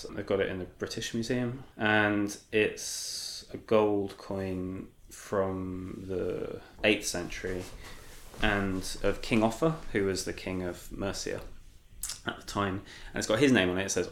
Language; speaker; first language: English; native; English